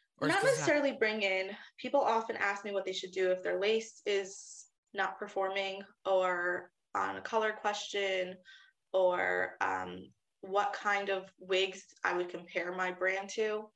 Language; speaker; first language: English; native; English